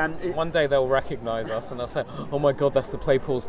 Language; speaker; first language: English; native; English